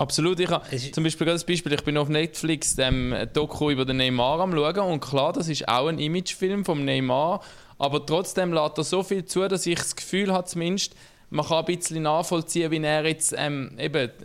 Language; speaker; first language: German; native; German